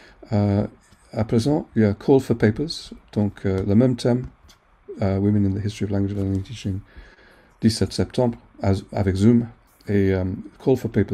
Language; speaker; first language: French; non-native, fluent; English